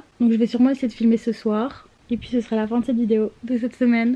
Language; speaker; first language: French; native; French